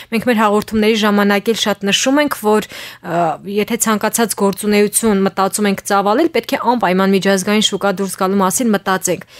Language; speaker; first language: Armenian; native; Armenian